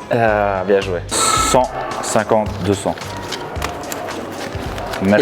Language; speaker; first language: French; native; French